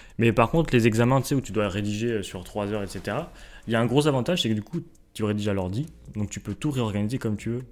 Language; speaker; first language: French; native; French